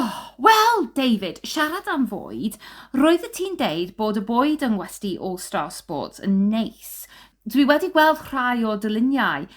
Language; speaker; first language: Welsh; non-native, fluent; English